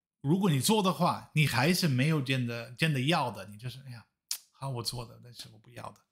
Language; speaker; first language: Chinese; non-native, fluent; Dutch